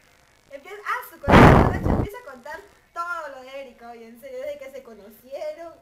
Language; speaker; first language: Spanish; native; Spanish